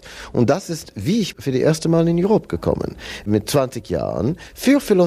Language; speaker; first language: German; non-native, fluent; English